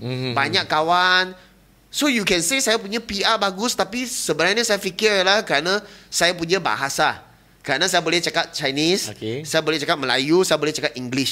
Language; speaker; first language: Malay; non-native, local second language; Chinese